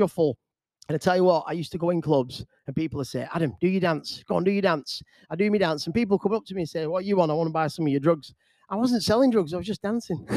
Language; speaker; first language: English; native; English